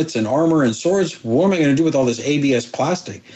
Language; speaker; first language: English; early bilingual, other home language; Persian